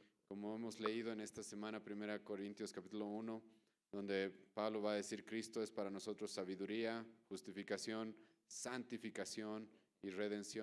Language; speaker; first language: Spanish; native; Spanish